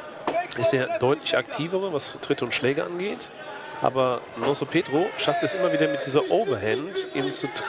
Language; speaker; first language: German; native; German